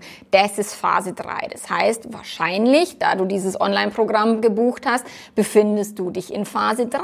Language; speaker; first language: German; native; German